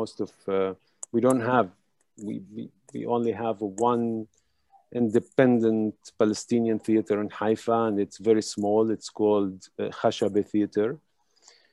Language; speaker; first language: English; non-native, fluent; Hebrew